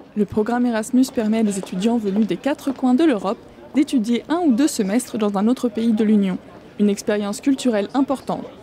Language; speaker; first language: French; native; French